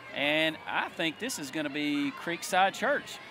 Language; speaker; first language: English; native; English